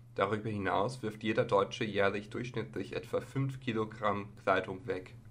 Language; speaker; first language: German; native; German